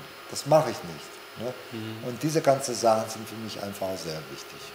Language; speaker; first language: German; non-native, fluent; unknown